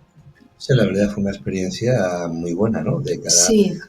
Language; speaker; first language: Spanish; native; Spanish